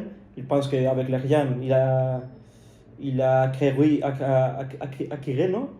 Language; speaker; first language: French; non-native, fluent; Spanish